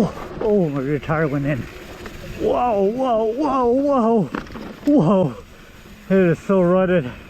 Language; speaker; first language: English; native; English